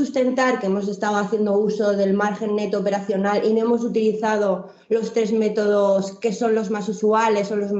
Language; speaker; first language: Spanish; native; Spanish